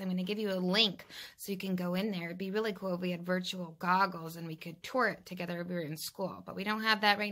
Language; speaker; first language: English; native; English